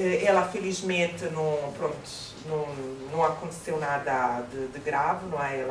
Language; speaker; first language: Portuguese; non-native, fluent; Italian